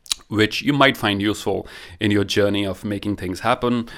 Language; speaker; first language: English; non-native, local second language; Punjabi